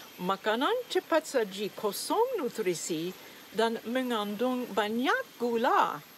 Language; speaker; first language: Indonesian; non-native, learner; English